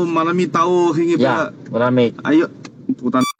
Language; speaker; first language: Filipino; non-native, learner; Chinese